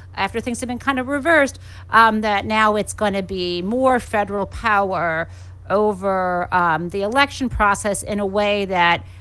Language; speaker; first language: English; native; English